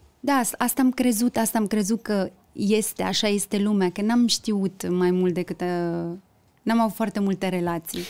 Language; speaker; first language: Romanian; early bilingual, heritage; Romanian